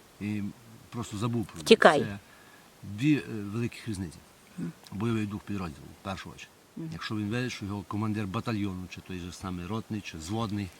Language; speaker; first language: Ukrainian; native; Ukrainian